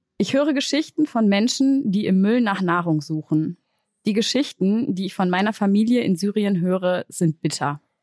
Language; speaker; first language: German; native; German